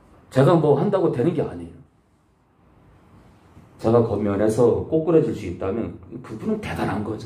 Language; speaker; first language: Korean; native; Korean